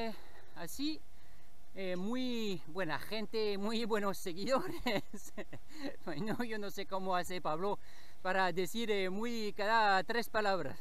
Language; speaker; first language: Spanish; non-native, learner; French